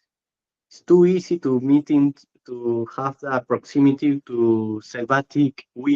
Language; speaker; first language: English; non-native, learner; Spanish